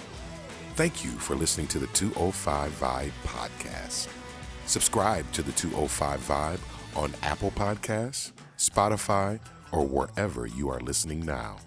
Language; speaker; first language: English; native; English